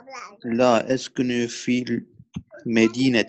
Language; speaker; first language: Arabic; non-native, learner; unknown